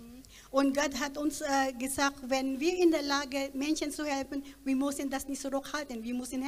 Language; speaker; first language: German; non-native, learner; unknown